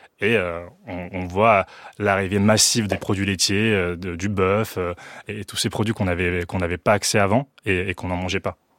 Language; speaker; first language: French; early bilingual, other home language; Wu Chinese